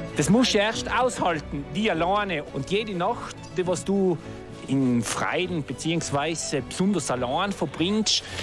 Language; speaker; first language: German; native; German